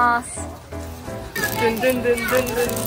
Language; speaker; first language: Chinese; non-native, learner; Korean